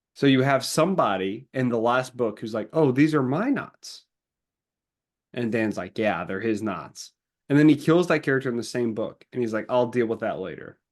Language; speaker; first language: English; native; English